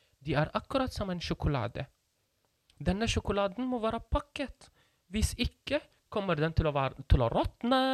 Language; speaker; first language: Norwegian; non-native, fluent; Kurdish